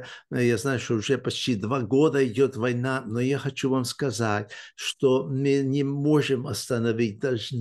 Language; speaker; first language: Russian; early bilingual, heritage; English